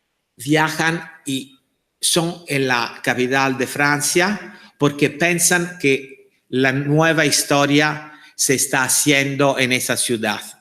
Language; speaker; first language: Spanish; non-native, fluent; Italian